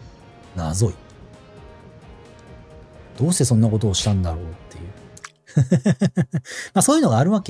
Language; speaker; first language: Japanese; native; Japanese